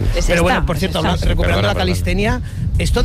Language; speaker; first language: Spanish; native; Spanish